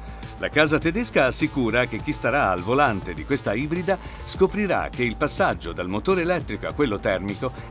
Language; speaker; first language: Italian; native; Italian